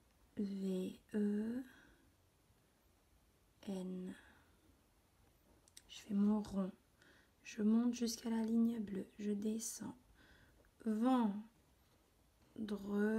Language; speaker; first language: French; native; French